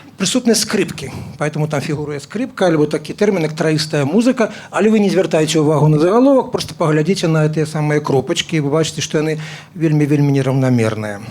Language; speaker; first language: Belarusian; non-native, local second language; Russian